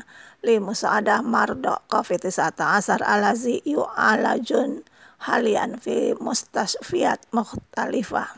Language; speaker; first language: Arabic; non-native, fluent; Indonesian